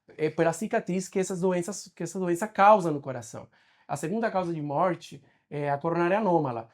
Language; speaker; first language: Portuguese; non-native, fluent; Spanish